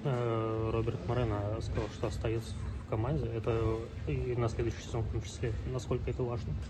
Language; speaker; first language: Russian; native; Russian